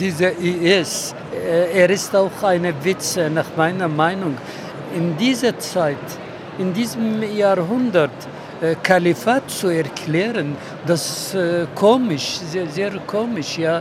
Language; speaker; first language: German; non-native, fluent; Arabic